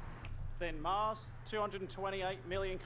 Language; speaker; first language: English; native; English